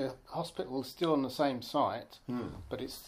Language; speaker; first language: English; native; English